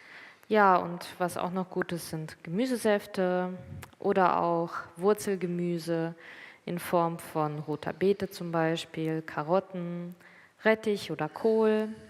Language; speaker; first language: German; native; German